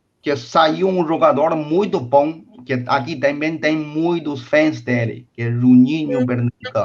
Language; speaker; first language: Portuguese; non-native, fluent; Chinese